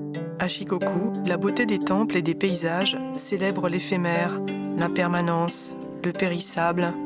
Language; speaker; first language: French; native; French